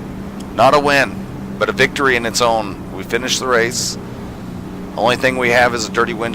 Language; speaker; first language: English; native; English